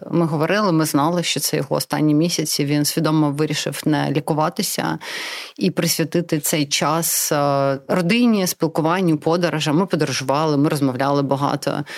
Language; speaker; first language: Ukrainian; non-native, local second language; Russian